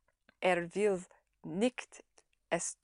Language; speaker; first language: German; non-native, learner; English